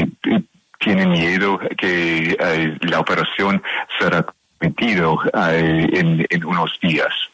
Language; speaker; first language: Spanish; non-native, learner; English